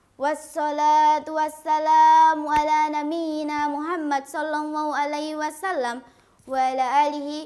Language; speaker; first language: Arabic; non-native, learner; Indonesian